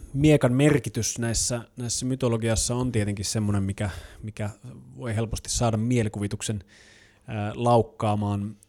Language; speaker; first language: Finnish; native; Finnish